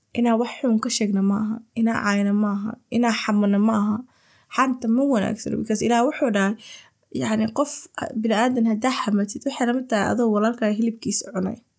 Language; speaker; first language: Somali; early bilingual, heritage; Somali